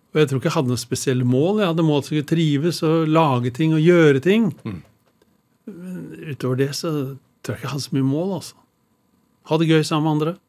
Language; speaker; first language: Norwegian; native; Norwegian